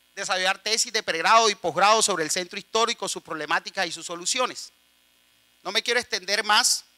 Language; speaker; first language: Spanish; native; Spanish